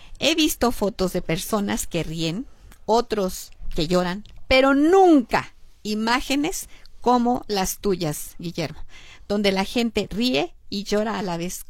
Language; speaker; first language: Spanish; native; Spanish